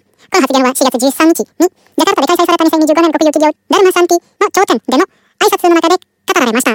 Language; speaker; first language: Japanese; non-native, fluent; Indonesian